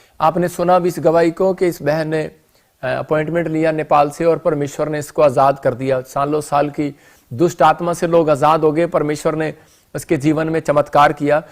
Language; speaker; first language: Hindi; non-native, local second language; Punjabi